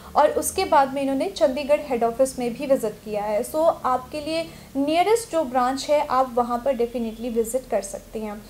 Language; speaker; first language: Hindi; native; Hindi